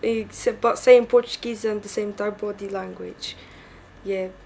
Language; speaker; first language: English; early bilingual, other home language; Portuguese